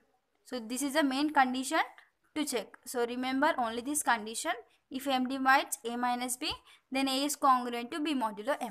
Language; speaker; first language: English; non-native, local second language; Telugu